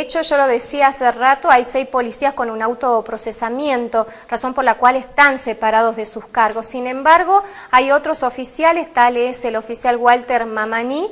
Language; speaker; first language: Spanish; native; Spanish